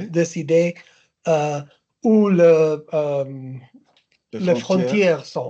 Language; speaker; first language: French; non-native, learner; English